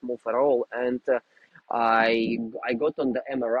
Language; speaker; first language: English; non-native, fluent; Russian